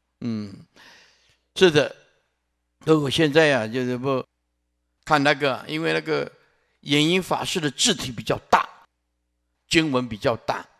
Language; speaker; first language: Chinese; non-native, local second language; Min Nan Chinese